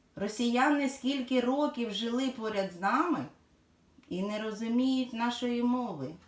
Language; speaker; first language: Ukrainian; non-native, local second language; Russian